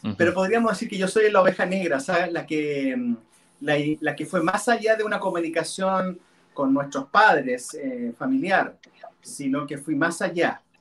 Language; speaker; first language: Spanish; non-native, local second language; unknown